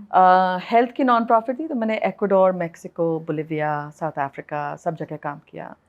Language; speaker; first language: Hindi; native; Hindi